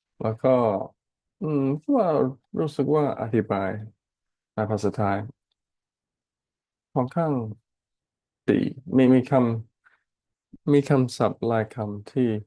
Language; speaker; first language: Thai; non-native, learner; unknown